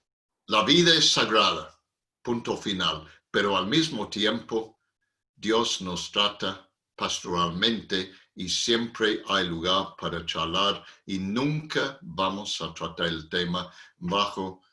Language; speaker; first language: Spanish; non-native, fluent; English